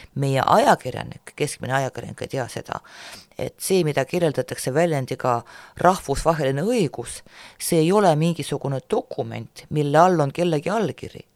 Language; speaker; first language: Estonian; non-native, local second language; Russian